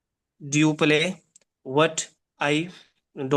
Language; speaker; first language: English; non-native, learner; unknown